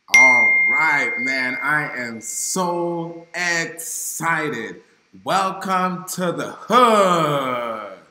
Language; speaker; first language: English; native; English